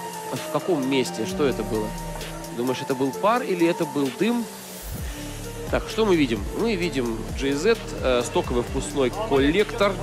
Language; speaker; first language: Russian; native; Russian